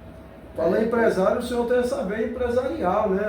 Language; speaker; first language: Portuguese; native; Portuguese